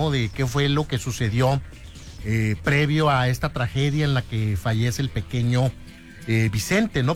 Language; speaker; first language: Spanish; native; Spanish